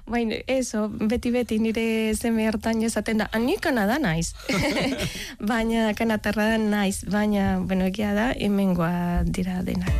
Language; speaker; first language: Basque; non-native, learner; Spanish